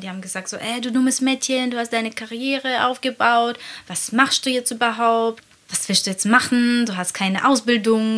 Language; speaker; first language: German; non-native, fluent; Latvian